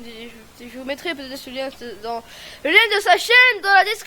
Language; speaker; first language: French; native; French